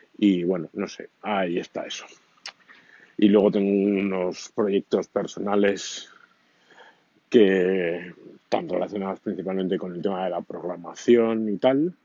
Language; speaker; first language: Spanish; native; Spanish